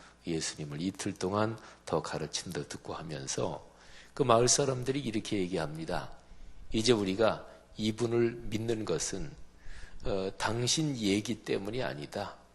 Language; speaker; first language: Korean; native; Korean